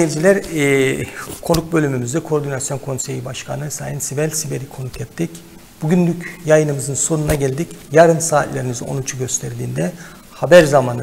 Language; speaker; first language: Turkish; native; Turkish